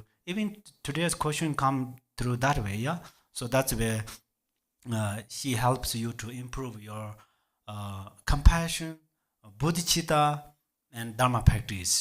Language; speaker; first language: English; non-native, learner; Tibetan